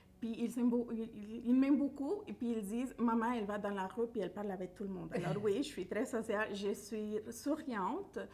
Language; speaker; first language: French; non-native, fluent; Spanish